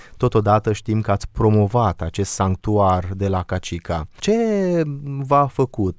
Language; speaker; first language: Romanian; native; Romanian